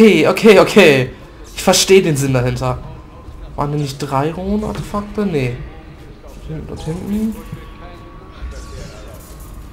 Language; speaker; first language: German; native; German